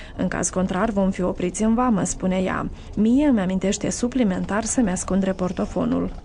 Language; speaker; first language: Romanian; native; Romanian